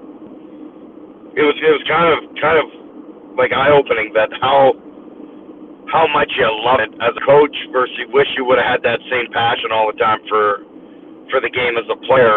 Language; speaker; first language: English; native; English